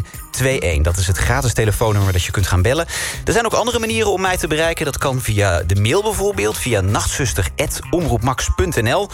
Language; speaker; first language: Dutch; native; Dutch